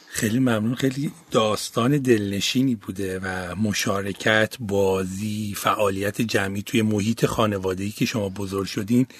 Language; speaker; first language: Persian; native; Persian